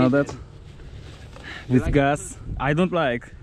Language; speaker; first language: English; non-native, learner; Turkish